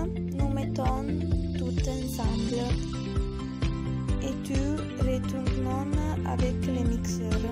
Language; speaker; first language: French; non-native, learner; Italian